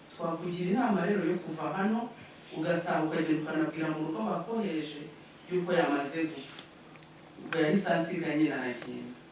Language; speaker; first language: Kinyarwanda; native; Kinyarwanda